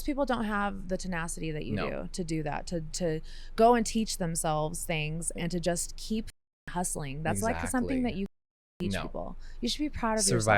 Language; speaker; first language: English; native; English